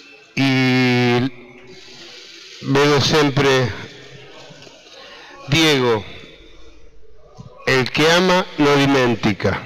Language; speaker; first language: Italian; non-native, fluent; Spanish